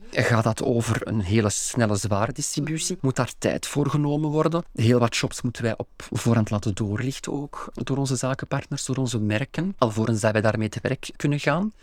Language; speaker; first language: Dutch; native; Dutch